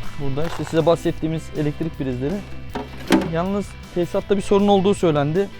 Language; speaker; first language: Turkish; native; Turkish